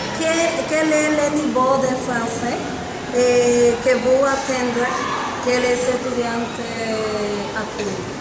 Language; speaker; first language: French; non-native, learner; Spanish